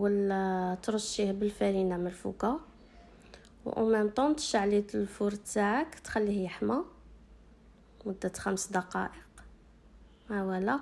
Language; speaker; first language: Arabic; native; Arabic